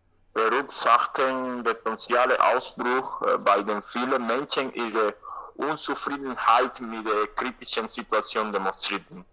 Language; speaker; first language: German; non-native, learner; Spanish